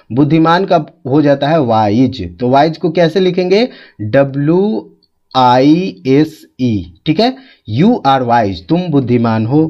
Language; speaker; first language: Hindi; native; Hindi